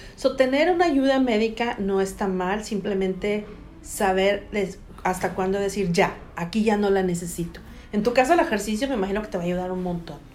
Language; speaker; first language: Spanish; native; Spanish